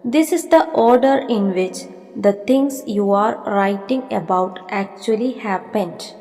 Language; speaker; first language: English; non-native, local second language; Malayalam